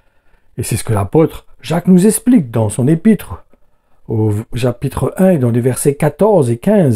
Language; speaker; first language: French; native; French